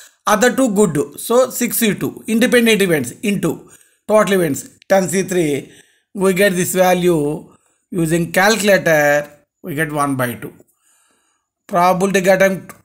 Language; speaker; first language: English; non-native, local second language; Telugu